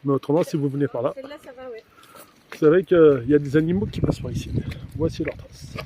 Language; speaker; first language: French; native; French